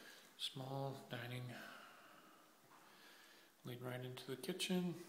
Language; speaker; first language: English; native; English